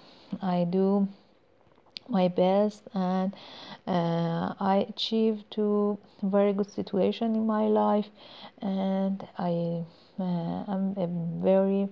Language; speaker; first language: English; non-native, learner; Persian